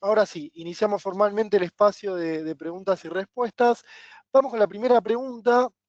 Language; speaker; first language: Spanish; native; Spanish